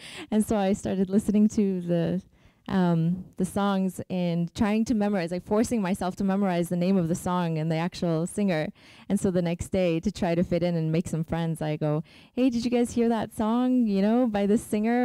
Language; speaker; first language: English; early bilingual, other home language; Persian